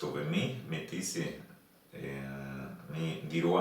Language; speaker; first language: Russian; non-native, learner; Spanish